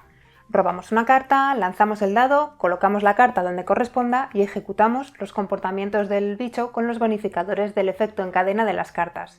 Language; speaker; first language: Spanish; native; Spanish